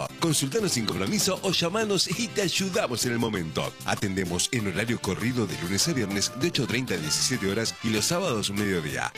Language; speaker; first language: Spanish; native; Spanish